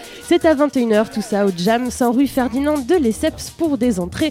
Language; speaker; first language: French; native; French